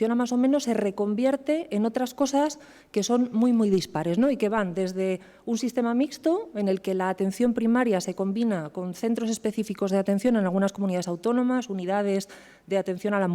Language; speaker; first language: Spanish; native; Spanish